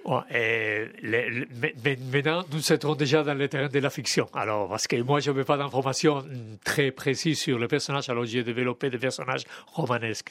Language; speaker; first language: French; non-native, fluent; Spanish